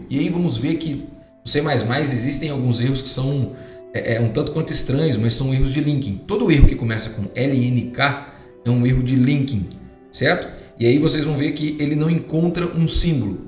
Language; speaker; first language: Portuguese; native; Portuguese